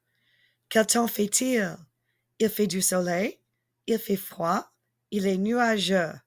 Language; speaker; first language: French; non-native, fluent; English